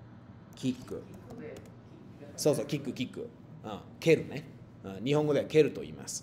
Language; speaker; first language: Japanese; non-native, fluent; Spanish